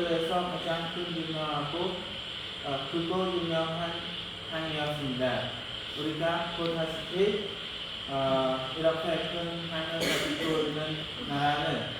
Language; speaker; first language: Korean; non-native, learner; Khmer